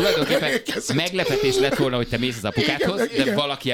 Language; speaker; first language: Hungarian; native; Hungarian